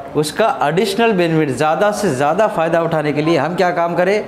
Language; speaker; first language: Hindi; non-native, local second language; Telugu